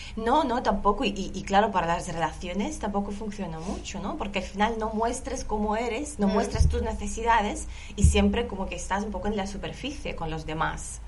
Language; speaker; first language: Spanish; non-native, fluent; Lithuanian